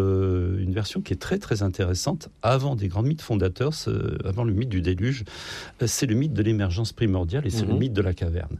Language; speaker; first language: French; native; French